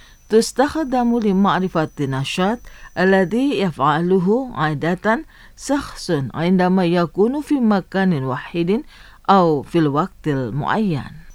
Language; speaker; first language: Arabic; non-native, fluent; Indonesian